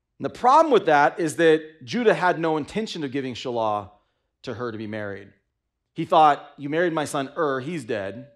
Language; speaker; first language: English; native; English